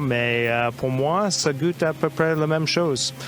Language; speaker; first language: French; non-native, learner; English